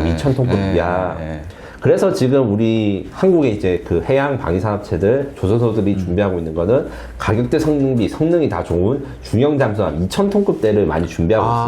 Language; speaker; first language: Korean; native; Korean